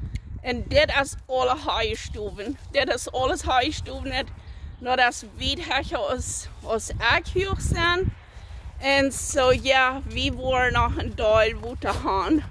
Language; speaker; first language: German; early bilingual, heritage; German